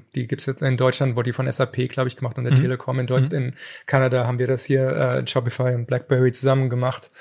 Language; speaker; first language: German; native; German